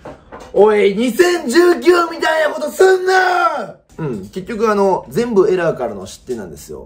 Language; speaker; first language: Japanese; native; Japanese